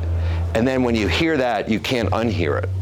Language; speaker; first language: English; native; English